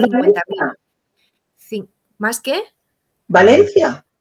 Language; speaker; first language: Spanish; non-native, fluent; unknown